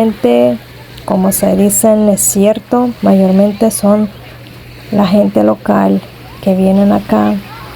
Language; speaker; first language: Spanish; non-native, fluent; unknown